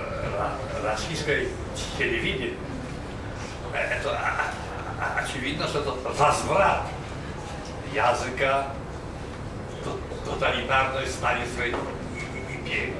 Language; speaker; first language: Russian; non-native, fluent; Polish